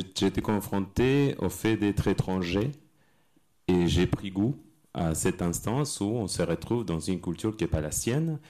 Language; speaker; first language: French; non-native, fluent; Spanish